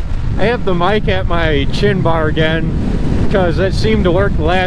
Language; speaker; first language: English; native; English